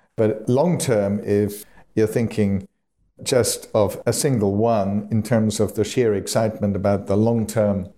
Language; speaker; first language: English; non-native, fluent; German